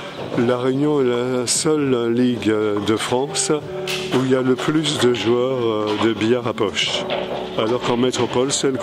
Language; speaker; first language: French; native; French